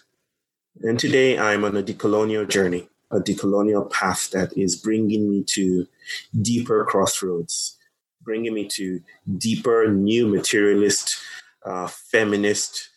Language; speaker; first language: English; non-native, local second language; Yoruba